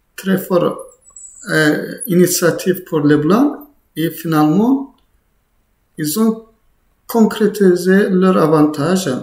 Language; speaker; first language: French; non-native, fluent; Azerbaijani